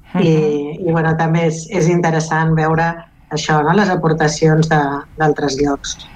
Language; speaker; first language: Catalan; non-native, local second language; Galician